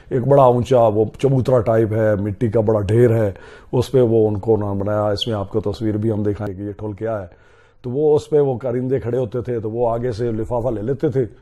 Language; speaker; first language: Urdu; non-native, local second language; Punjabi